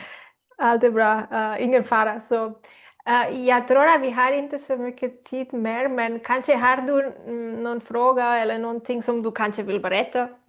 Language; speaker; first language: Swedish; non-native, learner; Spanish